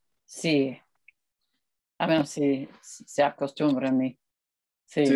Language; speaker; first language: Spanish; non-native, fluent; English